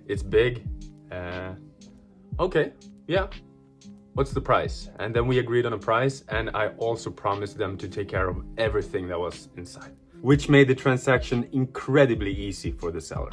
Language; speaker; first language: English; non-native, fluent; Swedish